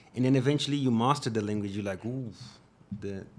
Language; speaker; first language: English; non-native, fluent; Portuguese